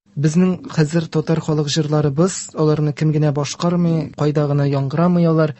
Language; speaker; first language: Tatar; native; Tatar